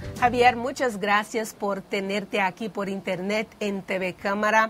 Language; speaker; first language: Spanish; non-native, fluent; Portuguese